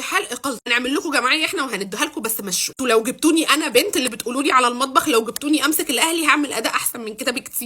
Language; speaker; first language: Arabic; native; Arabic